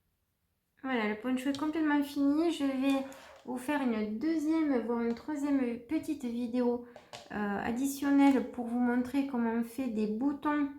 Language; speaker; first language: French; native; French